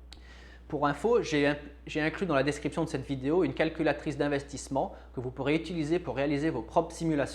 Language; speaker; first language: French; native; French